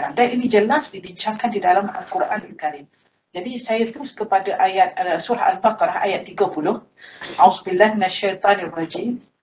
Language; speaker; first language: Malay; native; Malay